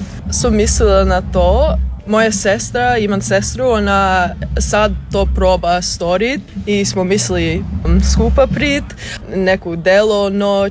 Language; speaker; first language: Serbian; early bilingual, heritage; English